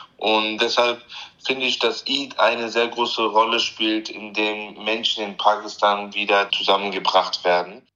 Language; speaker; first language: German; early bilingual, other home language; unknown